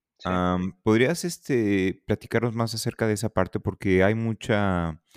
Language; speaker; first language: Spanish; native; Spanish